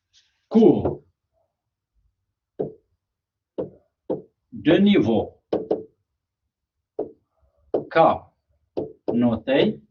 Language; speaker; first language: French; non-native, local second language; Arabic